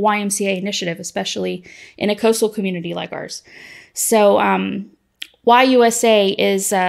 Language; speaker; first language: English; native; English